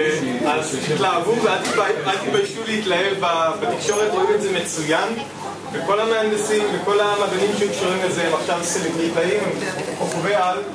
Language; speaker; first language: Hebrew; native; Hebrew